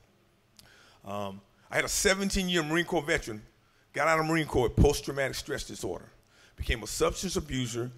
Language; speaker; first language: English; native; English